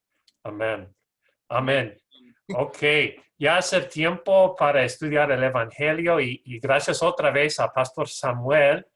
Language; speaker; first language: Spanish; non-native, learner; English